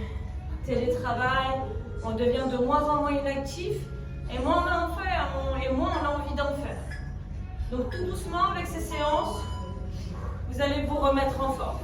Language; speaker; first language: French; native; French